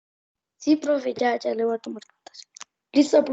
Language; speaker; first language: Spanish; native; Spanish